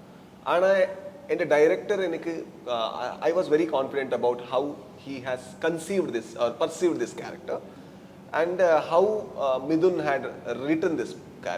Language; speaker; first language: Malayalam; non-native, learner; Kannada